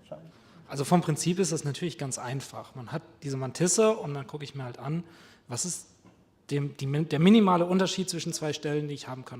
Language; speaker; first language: German; native; German